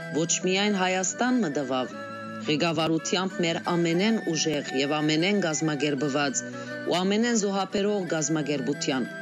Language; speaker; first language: Armenian; early bilingual, heritage; Armenian